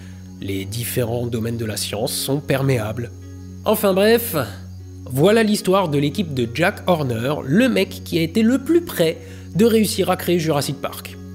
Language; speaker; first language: French; native; French